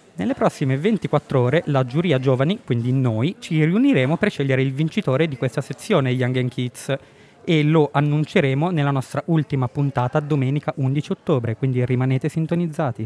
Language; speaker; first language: Italian; native; Italian